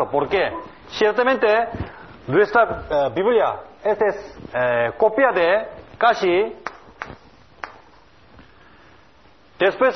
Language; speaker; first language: Spanish; non-native, learner; Korean